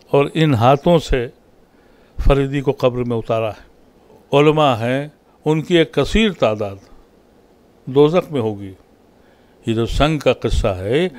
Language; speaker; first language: Urdu; native; Urdu